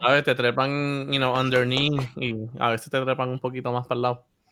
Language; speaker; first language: Spanish; native; Spanish